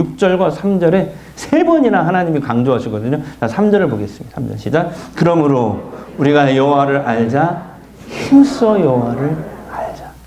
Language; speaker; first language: Korean; native; Korean